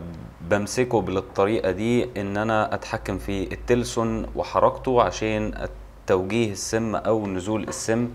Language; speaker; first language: Arabic; native; Arabic